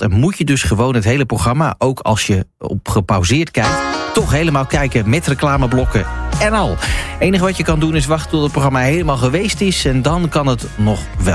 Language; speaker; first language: Dutch; native; Dutch